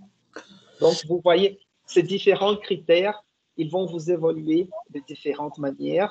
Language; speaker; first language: French; non-native, fluent; Portuguese